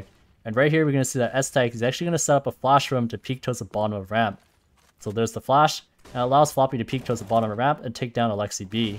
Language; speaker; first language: English; native; English